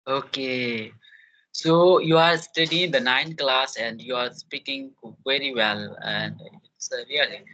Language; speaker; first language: English; non-native, learner; Hindi